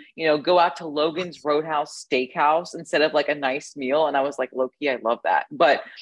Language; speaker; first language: English; native; English